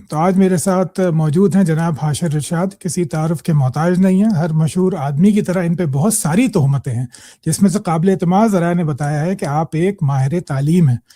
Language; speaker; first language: Urdu; native; Urdu